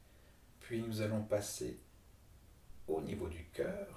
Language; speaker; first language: French; native; French